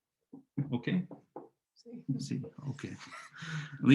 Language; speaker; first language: Spanish; non-native, fluent; English